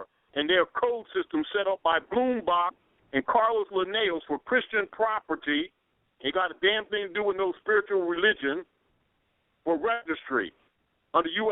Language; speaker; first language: English; native; English